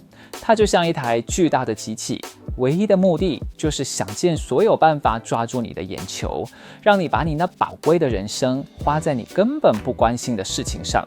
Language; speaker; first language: Chinese; native; Chinese